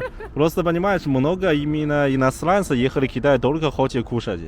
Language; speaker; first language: Russian; non-native, learner; Chinese